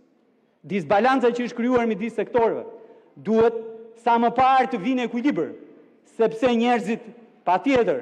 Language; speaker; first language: Albanian; native; Albanian